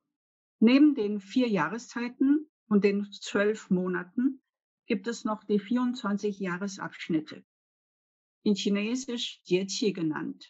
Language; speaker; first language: German; non-native, fluent; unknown